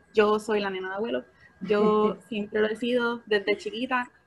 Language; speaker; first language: Spanish; native; Spanish